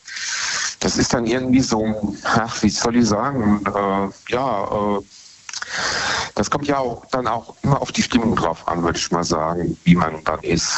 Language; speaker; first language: German; native; German